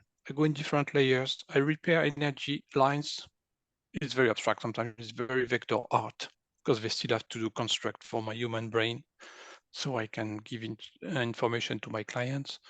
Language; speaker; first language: English; non-native, fluent; French